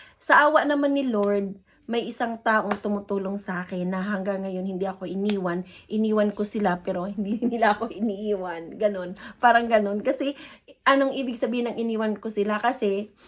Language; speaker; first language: Filipino; non-native, local second language; Hiligaynon